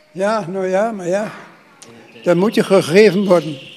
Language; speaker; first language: Dutch; native; Dutch